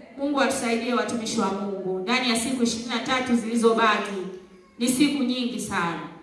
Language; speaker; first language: Swahili; native; Swahili